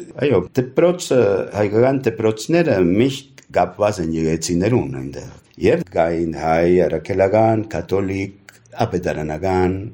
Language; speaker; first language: Armenian; early bilingual, heritage; Armenian